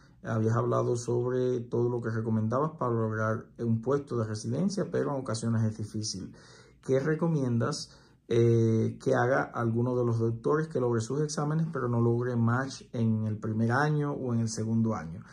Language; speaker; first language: Spanish; native; Spanish